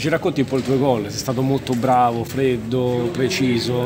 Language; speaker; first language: Italian; native; Italian